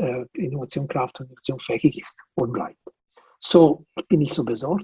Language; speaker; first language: German; non-native, local second language; Italian